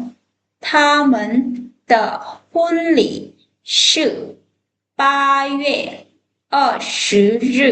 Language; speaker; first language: Chinese; non-native, fluent; Lao